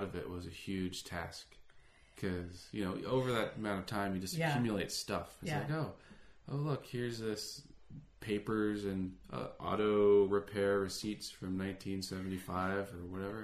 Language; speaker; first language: English; native; English